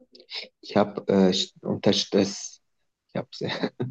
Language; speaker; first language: German; non-native, learner; Turkish